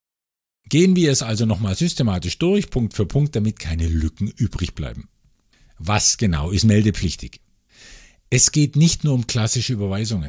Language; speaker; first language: German; native; German